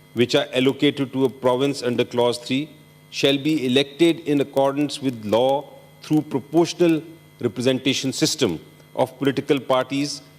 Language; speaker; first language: English; non-native, local second language; Urdu